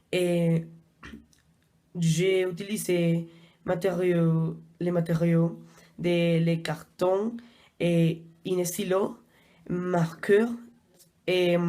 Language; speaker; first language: French; non-native, learner; Spanish